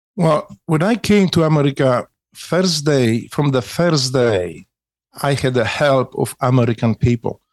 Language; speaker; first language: English; non-native, fluent; Polish